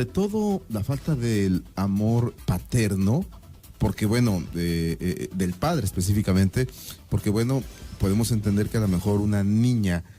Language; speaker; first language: Spanish; native; Spanish